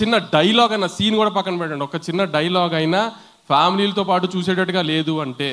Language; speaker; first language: Telugu; native; Telugu